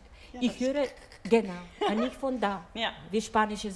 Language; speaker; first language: German; non-native, fluent; Bulgarian